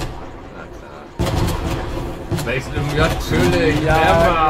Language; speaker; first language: German; native; German